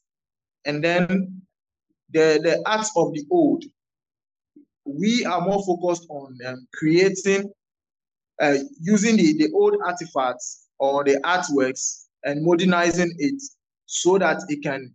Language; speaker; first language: English; non-native, local second language; Ewe